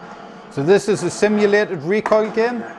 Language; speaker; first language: English; native; English